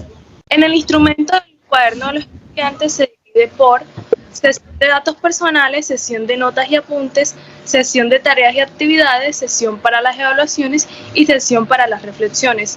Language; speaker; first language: Spanish; native; Spanish